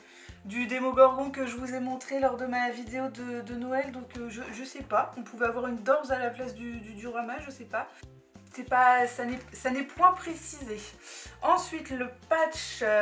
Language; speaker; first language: French; native; French